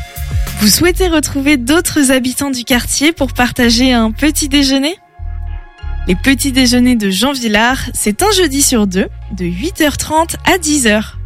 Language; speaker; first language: French; native; French